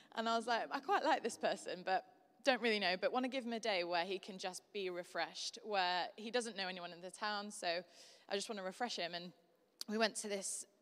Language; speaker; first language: English; native; English